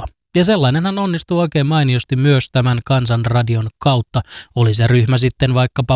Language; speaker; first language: Finnish; native; Finnish